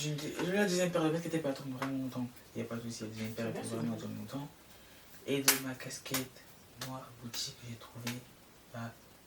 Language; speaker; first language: French; native; French